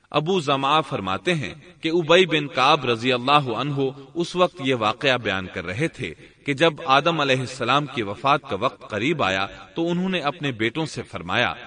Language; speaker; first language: Urdu; native; Urdu